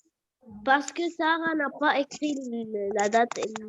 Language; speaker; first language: French; non-native, local second language; Arabic